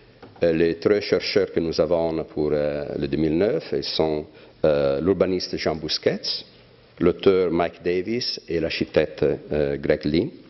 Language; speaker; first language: French; non-native, fluent; Italian